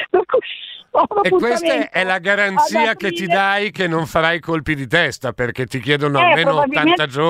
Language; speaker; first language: Italian; native; Italian